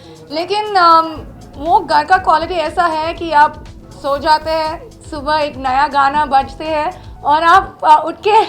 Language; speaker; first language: Hindi; non-native, local second language; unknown